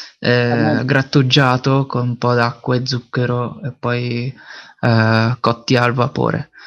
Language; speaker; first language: Italian; early bilingual, other home language; Filipino